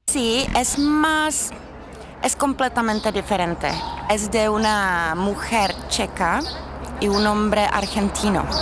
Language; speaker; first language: Spanish; non-native, learner; Czech